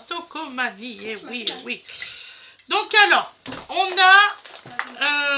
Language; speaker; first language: French; native; French